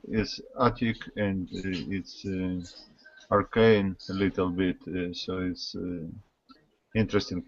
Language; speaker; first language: English; non-native, learner; Russian